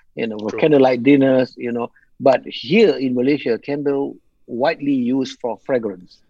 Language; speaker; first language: English; non-native, local second language; Malay